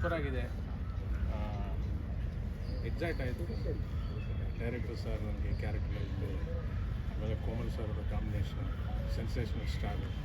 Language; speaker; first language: Kannada; non-native, learner; Telugu